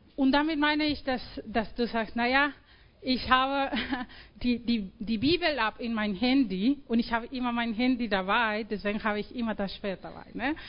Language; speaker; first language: German; non-native, fluent; Spanish